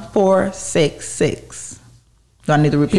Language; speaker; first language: English; native; English